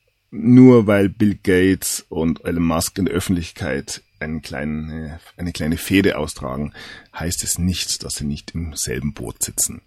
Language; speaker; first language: German; native; German